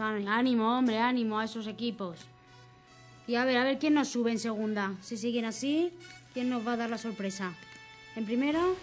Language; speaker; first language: Spanish; native; Spanish